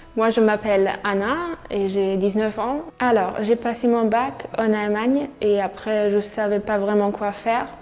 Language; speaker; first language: French; non-native, fluent; German